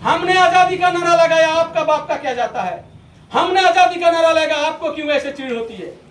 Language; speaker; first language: Hindi; non-native, local second language; Bangla